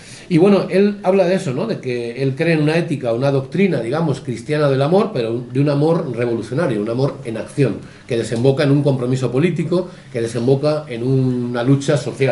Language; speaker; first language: Spanish; native; Spanish